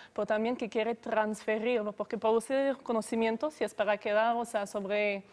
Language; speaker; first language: Spanish; non-native, fluent; French